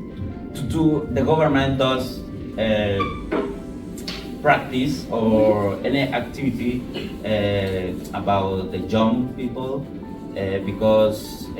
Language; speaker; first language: English; non-native, learner; Spanish